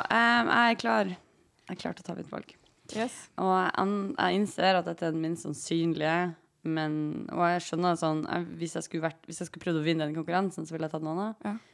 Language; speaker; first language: Norwegian; native; Norwegian